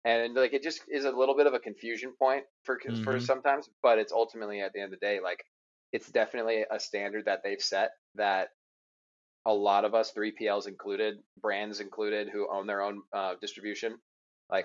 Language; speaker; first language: English; native; English